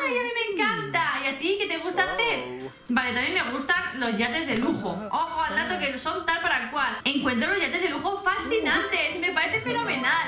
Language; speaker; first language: Spanish; native; Spanish